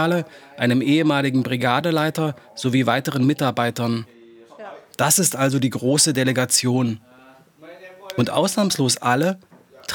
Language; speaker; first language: German; native; German